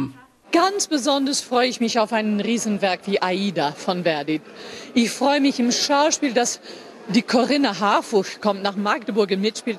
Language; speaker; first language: German; non-native, fluent; English